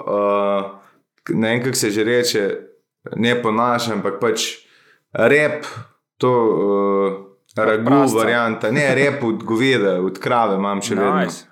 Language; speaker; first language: Slovenian; native; Slovenian